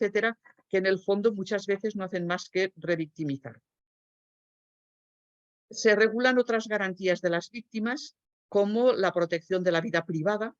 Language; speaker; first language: Spanish; native; Spanish